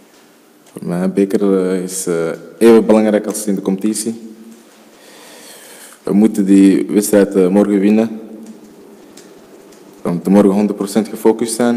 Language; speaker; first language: Dutch; early bilingual, other home language; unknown